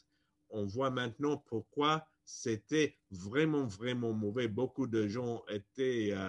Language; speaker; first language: French; non-native, fluent; English